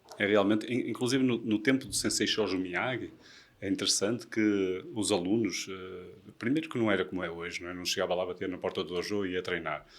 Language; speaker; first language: Portuguese; native; Portuguese